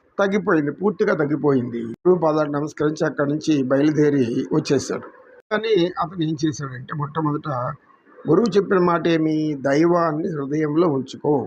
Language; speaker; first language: Telugu; native; Telugu